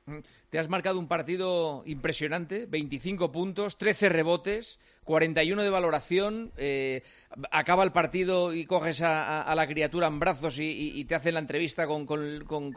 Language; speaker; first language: Spanish; native; Spanish